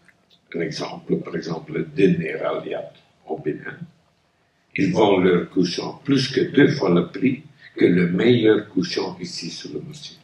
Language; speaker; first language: French; non-native, local second language; Dutch